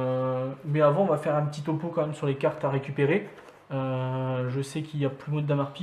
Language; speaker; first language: French; native; French